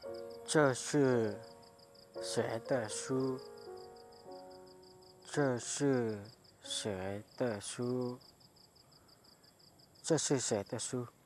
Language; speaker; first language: Chinese; non-native, fluent; Hmong